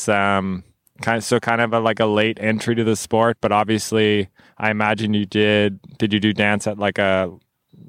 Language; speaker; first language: English; native; English